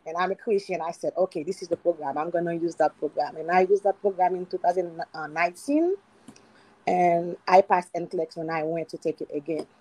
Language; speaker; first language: English; non-native, fluent; Haitian Creole